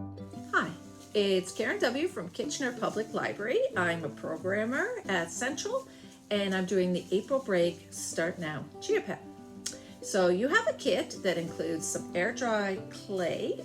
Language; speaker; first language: English; native; English